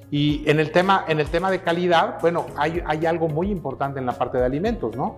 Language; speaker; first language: Spanish; native; Spanish